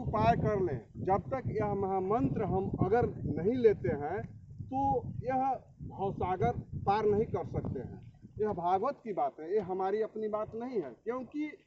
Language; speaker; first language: Hindi; native; Hindi